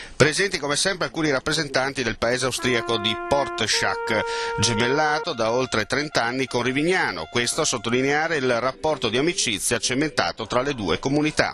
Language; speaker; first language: Italian; native; Italian